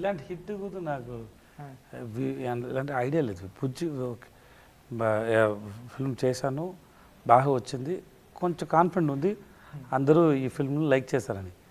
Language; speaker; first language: Telugu; non-native, learner; Tamil